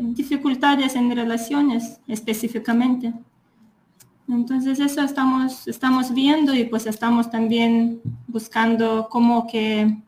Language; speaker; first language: Spanish; non-native, fluent; Lithuanian